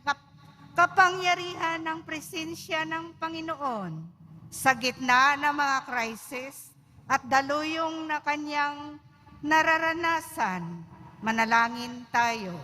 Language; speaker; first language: Filipino; native; Filipino